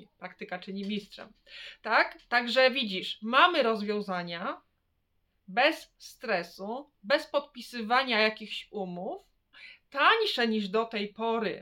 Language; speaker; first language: Polish; native; Polish